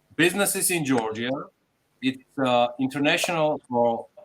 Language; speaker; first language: English; non-native, fluent; Georgian